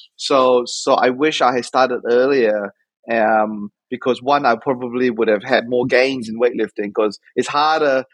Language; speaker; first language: English; native; English